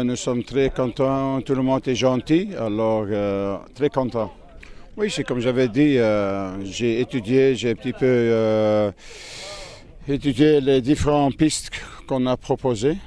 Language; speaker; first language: French; non-native, fluent; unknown